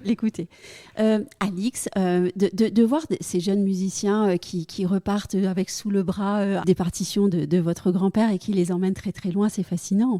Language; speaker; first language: French; native; French